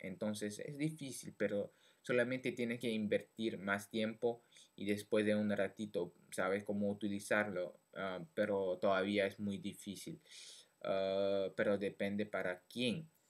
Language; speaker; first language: Spanish; non-native, fluent; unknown